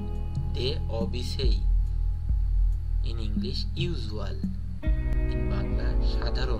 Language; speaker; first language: English; non-native, local second language; Bangla